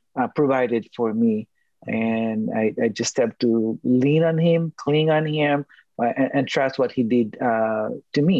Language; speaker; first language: English; non-native, local second language; Filipino